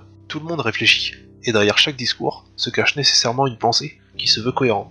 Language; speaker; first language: French; native; French